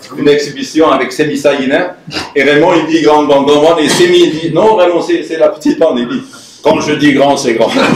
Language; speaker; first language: French; non-native, fluent; Swedish